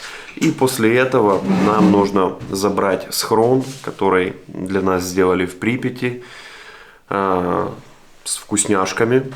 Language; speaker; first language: Russian; native; Russian